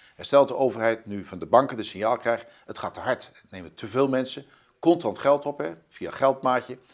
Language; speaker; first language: Dutch; native; Dutch